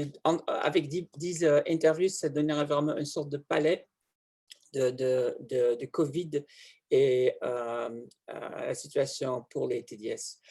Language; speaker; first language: French; non-native, fluent; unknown